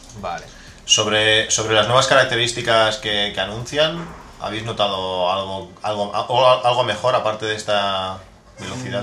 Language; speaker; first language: Spanish; native; Spanish